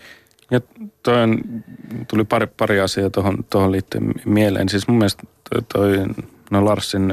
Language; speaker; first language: Finnish; native; Finnish